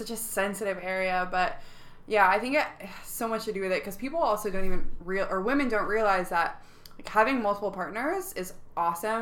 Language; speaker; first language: English; native; English